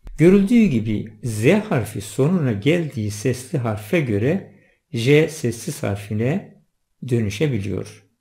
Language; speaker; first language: Turkish; non-native, local second language; Zaza